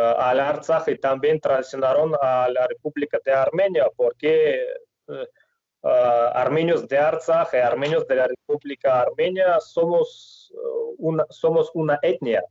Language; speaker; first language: Spanish; non-native, fluent; Russian